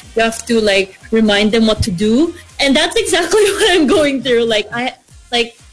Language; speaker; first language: English; non-native, local second language; Korean